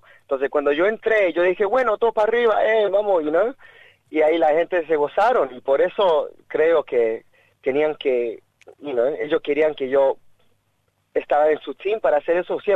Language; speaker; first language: Spanish; early bilingual, heritage; Spanish